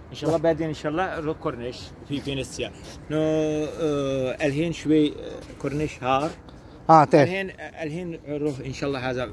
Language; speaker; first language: Arabic; non-native, learner; Azerbaijani